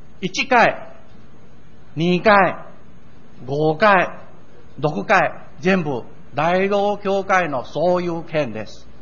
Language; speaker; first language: Japanese; non-native, learner; Min Nan Chinese